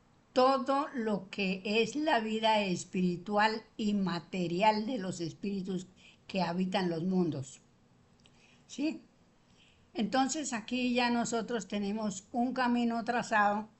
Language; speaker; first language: Spanish; native; Spanish